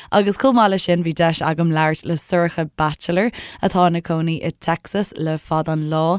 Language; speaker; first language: Irish; native; Irish